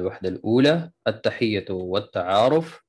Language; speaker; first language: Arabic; non-native, fluent; Urdu